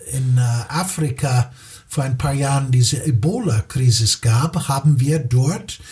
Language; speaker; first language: German; non-native, fluent; English